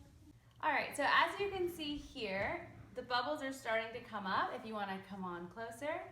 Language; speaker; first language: English; early bilingual, other home language; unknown